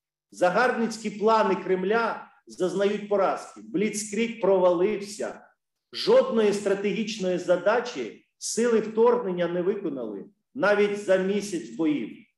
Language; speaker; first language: Ukrainian; native; Ukrainian